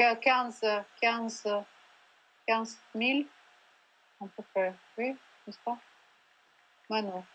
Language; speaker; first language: French; non-native, learner; Russian